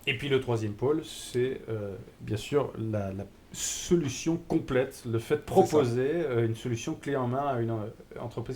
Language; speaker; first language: French; native; French